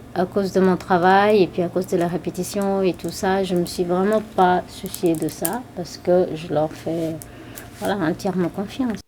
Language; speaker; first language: French; non-native, fluent; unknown